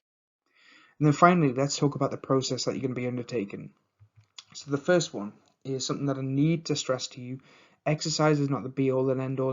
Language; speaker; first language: English; native; English